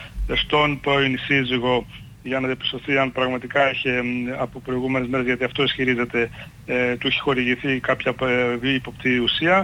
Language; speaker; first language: Greek; native; Greek